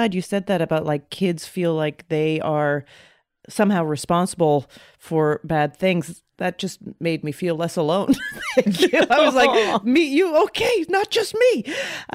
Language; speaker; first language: English; native; English